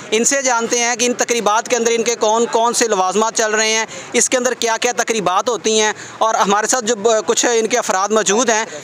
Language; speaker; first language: Urdu; non-native, local second language; Punjabi